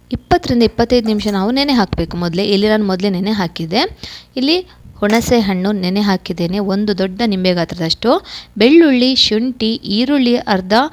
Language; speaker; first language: Kannada; non-native, local second language; Tulu